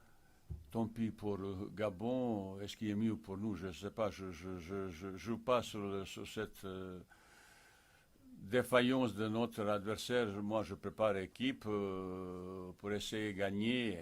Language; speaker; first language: French; non-native, fluent; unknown